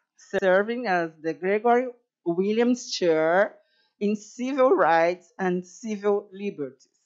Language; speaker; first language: English; non-native, fluent; Portuguese